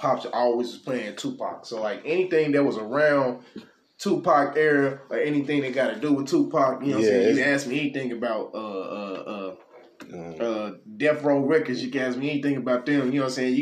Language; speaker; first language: English; native; English